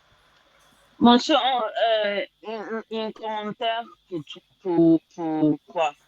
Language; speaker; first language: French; non-native, learner; English